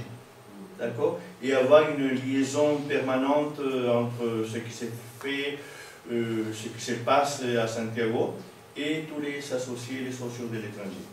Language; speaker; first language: French; non-native, fluent; Spanish